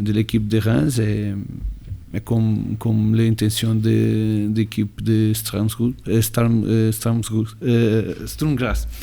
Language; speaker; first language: French; non-native, learner; Portuguese